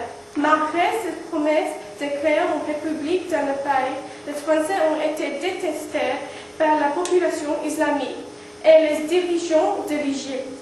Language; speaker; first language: French; non-native, learner; English